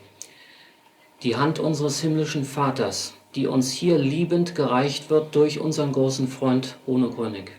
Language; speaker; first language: German; native; German